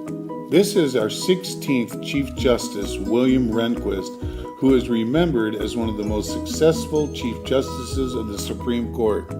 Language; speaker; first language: English; native; English